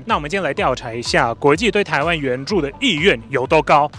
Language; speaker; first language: Chinese; non-native, fluent; Polish